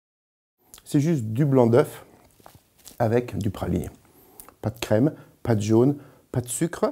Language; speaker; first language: French; native; French